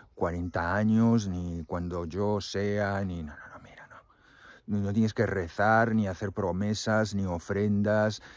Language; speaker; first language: Spanish; native; Spanish